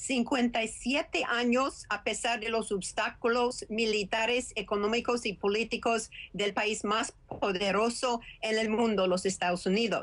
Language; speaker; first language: Spanish; non-native, fluent; English